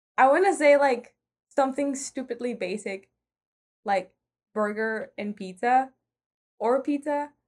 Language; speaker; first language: English; non-native, fluent; Spanish